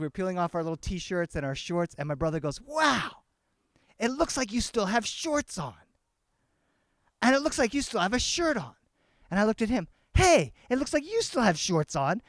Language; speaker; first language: English; early bilingual, other home language; Spanish